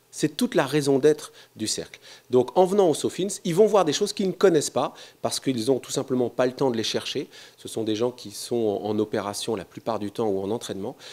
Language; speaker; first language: French; native; French